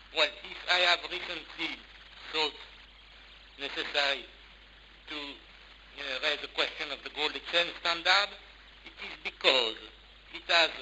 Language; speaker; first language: English; non-native, fluent; French